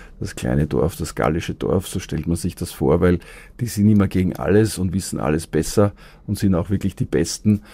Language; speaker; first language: German; native; German